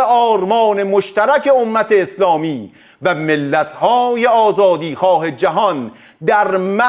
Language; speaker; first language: Persian; native; Persian